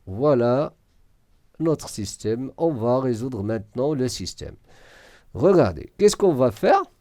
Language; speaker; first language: French; non-native, local second language; Arabic